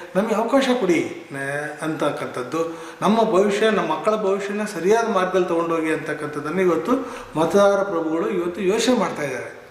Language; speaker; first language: Kannada; native; Kannada